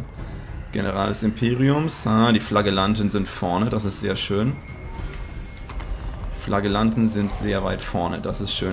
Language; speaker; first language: German; native; German